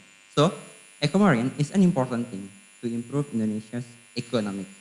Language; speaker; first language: English; non-native, learner; Indonesian